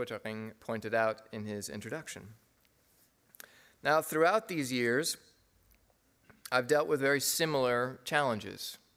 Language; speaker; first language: English; native; English